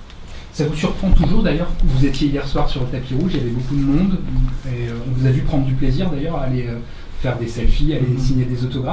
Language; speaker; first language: French; native; French